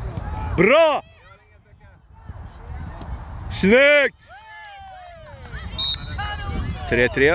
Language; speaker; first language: Swedish; non-native, fluent; Turkish